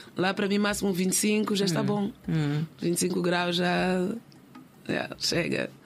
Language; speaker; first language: Portuguese; native; Portuguese